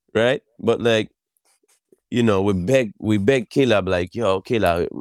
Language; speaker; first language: English; non-native, fluent; Japanese